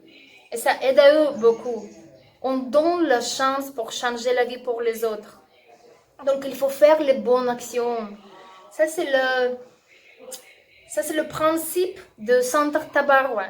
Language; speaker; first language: French; non-native, learner; Russian